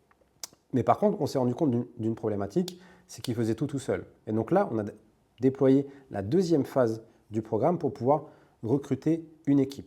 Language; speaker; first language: French; native; French